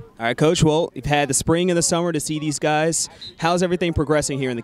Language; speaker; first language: English; native; English